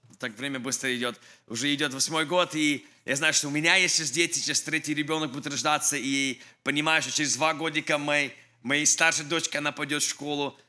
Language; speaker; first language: Russian; early bilingual, heritage; English